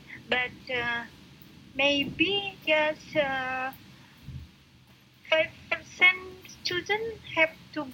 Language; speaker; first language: English; non-native, local second language; Indonesian